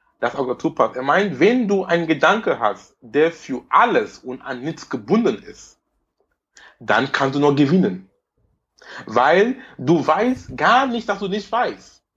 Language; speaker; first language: German; non-native, fluent; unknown